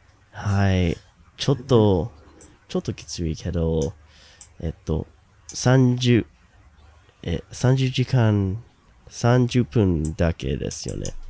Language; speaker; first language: Japanese; non-native, learner; English